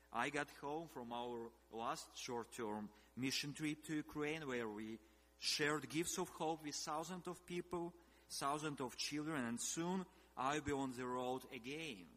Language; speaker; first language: English; non-native, fluent; Russian